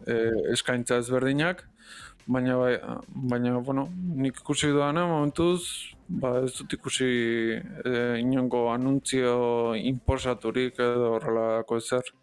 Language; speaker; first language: Basque; non-native, local second language; Spanish